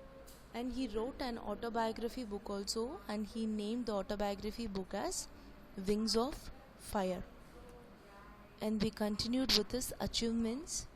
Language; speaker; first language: English; non-native, local second language; Tamil